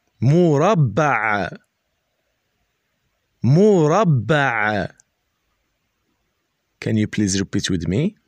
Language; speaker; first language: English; non-native, learner; Arabic